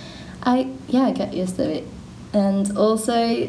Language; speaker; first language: English; non-native, learner; Japanese